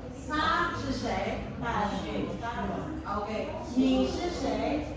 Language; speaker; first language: Chinese; non-native, fluent; Filipino